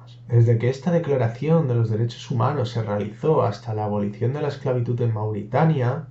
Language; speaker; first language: Spanish; native; Spanish